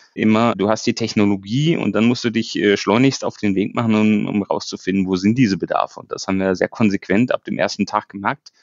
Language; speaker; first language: German; native; German